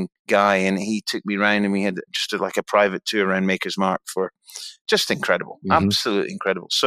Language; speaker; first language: English; native; English